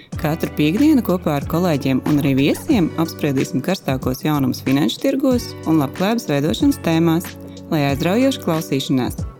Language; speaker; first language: Latvian; non-native, local second language; Russian